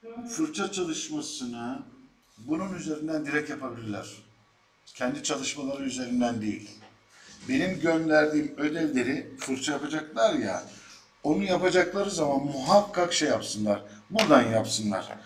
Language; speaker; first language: Turkish; native; Turkish